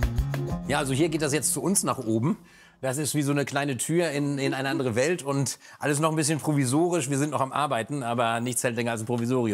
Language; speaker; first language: German; native; German